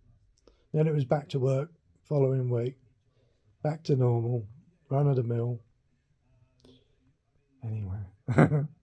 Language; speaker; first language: English; native; English